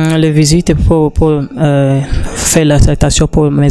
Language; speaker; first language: French; non-native, learner; Rundi